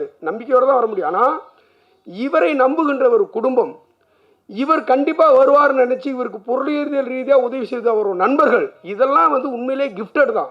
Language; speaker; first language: Tamil; native; Tamil